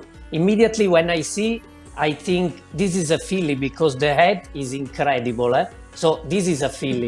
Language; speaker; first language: English; non-native, learner; Italian